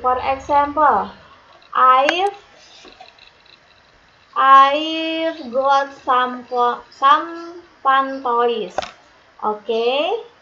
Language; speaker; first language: English; non-native, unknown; Indonesian